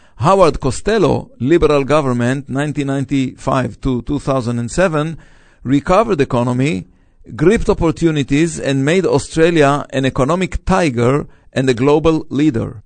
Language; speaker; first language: English; non-native, fluent; Hebrew